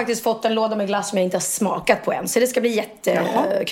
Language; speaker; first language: Swedish; native; Swedish